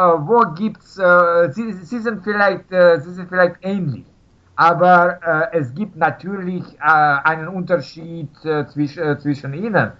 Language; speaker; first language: German; non-native, learner; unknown